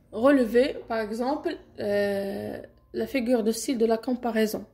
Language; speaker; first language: French; non-native, local second language; Arabic